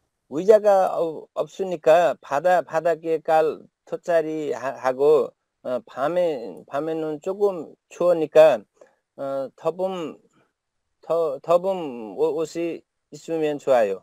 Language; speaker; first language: Korean; non-native, learner; Nepali